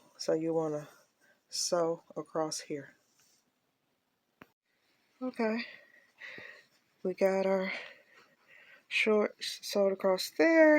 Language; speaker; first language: English; native; English